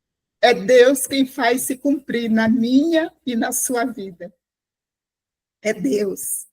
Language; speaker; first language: Portuguese; native; Portuguese